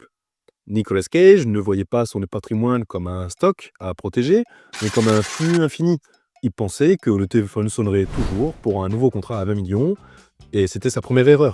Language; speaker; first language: French; native; French